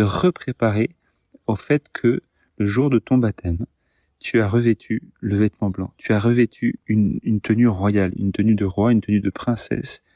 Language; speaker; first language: French; native; French